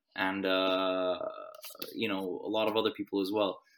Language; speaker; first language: English; non-native, fluent; Swedish